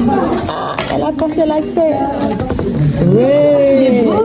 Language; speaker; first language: French; native; French